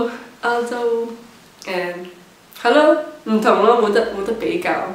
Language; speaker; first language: Cantonese; non-native, local second language; English